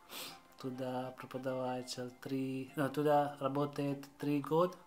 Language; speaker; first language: Russian; non-native, learner; Malayalam